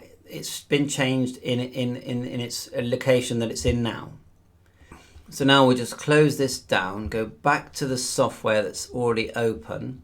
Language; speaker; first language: English; native; English